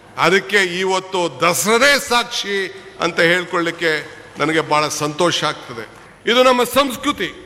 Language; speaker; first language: Kannada; native; Kannada